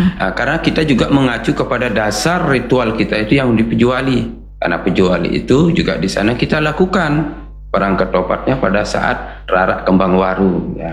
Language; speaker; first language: Indonesian; non-native, local second language; Sasak